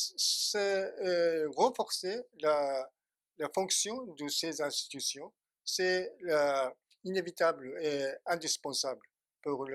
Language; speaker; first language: French; non-native, fluent; Japanese